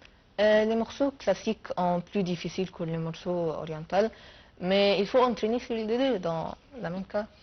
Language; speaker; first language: French; non-native, fluent; Arabic